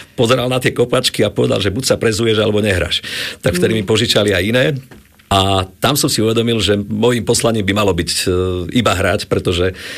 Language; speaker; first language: Slovak; native; Slovak